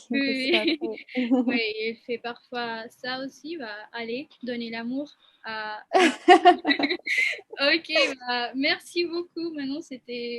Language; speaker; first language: French; non-native, fluent; Spanish